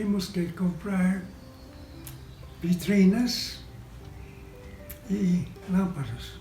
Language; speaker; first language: Spanish; non-native, fluent; English